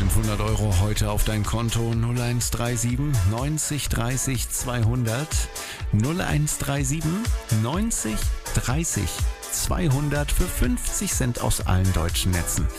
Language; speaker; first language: German; native; German